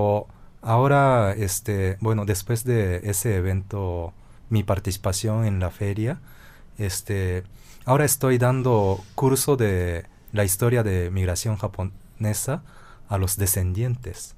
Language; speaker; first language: Spanish; non-native, fluent; Japanese